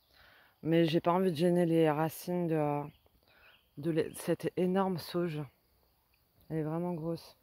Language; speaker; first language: French; native; French